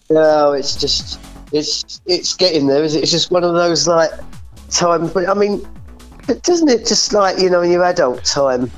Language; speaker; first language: English; native; English